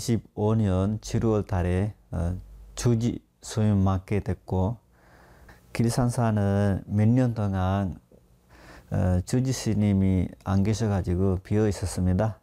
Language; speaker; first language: Korean; non-native, fluent; Sinhala